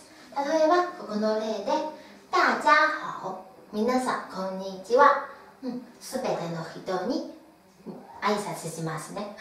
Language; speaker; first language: Japanese; non-native, fluent; Chinese